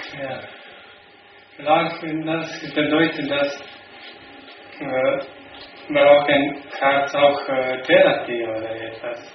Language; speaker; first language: German; non-native, learner; Slovenian